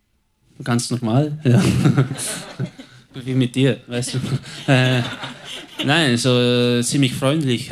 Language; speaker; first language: German; non-native, local second language; Italian